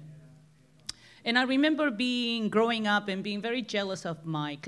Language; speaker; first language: English; non-native, fluent; Spanish